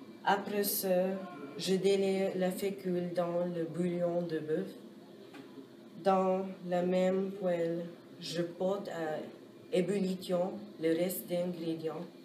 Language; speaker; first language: French; non-native, learner; English